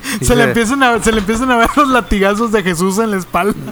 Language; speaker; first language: Spanish; native; Spanish